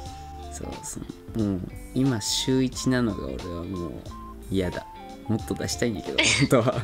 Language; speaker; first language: Japanese; native; Japanese